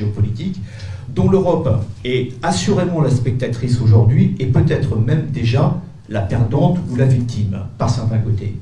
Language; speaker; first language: French; native; French